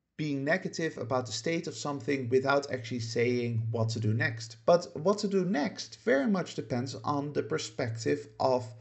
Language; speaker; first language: English; non-native, fluent; Dutch